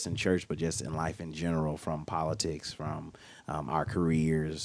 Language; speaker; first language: English; native; English